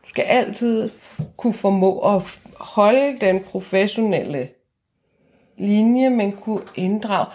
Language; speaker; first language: Danish; non-native, fluent; Persian